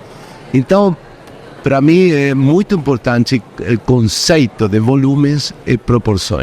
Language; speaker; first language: Portuguese; non-native, fluent; Spanish